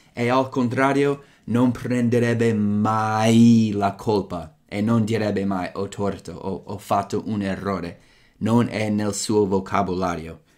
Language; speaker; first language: Italian; non-native, fluent; English